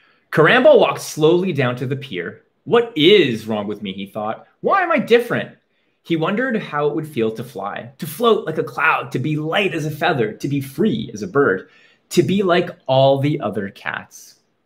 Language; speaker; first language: English; native; English